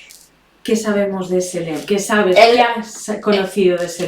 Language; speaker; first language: Spanish; native; Spanish